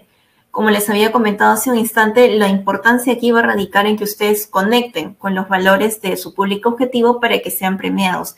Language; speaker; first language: Spanish; native; Spanish